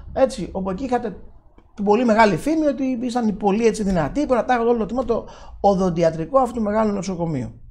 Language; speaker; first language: Greek; native; Greek